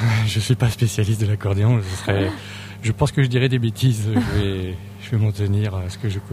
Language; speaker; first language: French; native; French